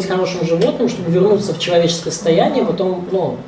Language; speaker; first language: Russian; native; Russian